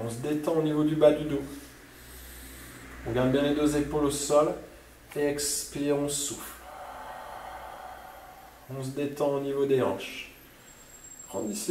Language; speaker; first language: French; native; French